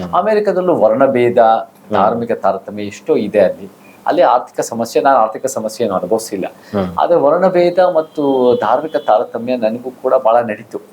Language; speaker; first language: Kannada; early bilingual, heritage; Kannada